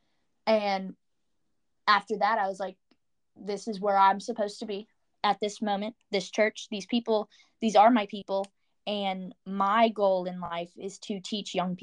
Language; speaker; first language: English; native; English